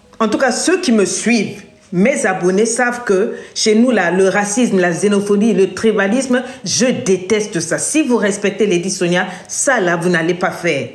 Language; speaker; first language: French; non-native, local second language; Lingala